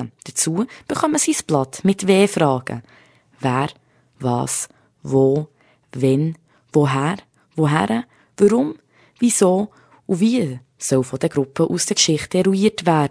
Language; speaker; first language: German; native; German